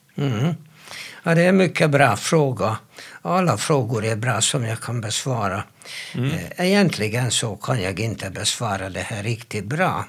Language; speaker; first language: Swedish; non-native, fluent; Hungarian